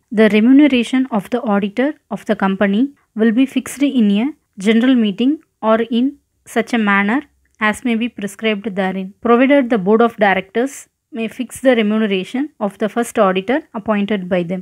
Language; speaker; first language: English; non-native, local second language; Tamil